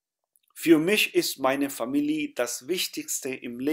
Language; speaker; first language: German; non-native, fluent; Urdu